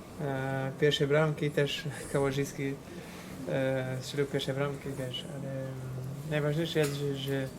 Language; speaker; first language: Polish; non-native, fluent; Portuguese